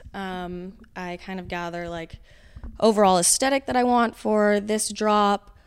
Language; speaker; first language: English; native; English